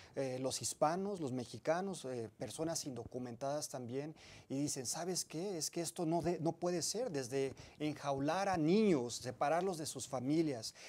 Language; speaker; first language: Spanish; early bilingual, heritage; Spanish